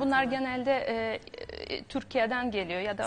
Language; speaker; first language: Turkish; non-native, fluent; Ukrainian